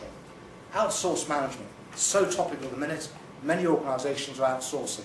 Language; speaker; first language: English; native; English